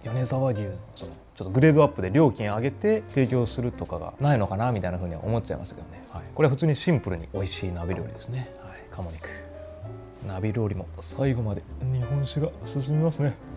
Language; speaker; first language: Japanese; native; Japanese